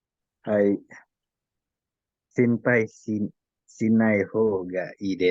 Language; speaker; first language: Japanese; non-native, learner; Indonesian